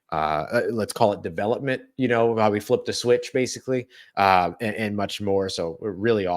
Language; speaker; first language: English; native; English